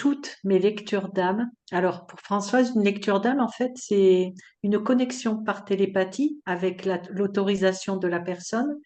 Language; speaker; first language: French; native; French